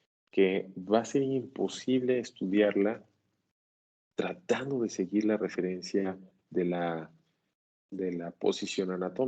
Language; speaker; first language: Spanish; native; Spanish